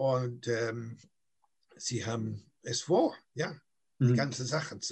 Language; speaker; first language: German; non-native, fluent; English